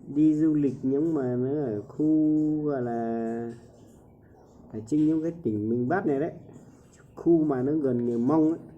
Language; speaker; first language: Vietnamese; non-native, local second language; Hmong